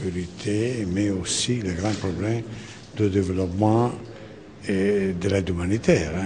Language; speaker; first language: French; non-native, fluent; Italian